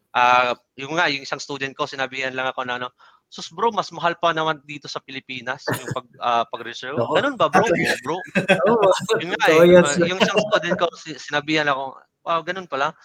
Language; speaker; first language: Filipino; non-native, local second language; Cebuano